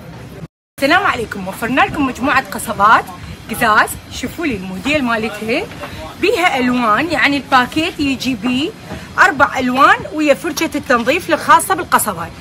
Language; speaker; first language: Arabic; native; Arabic